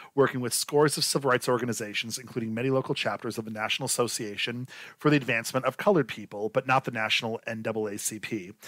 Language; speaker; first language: English; native; English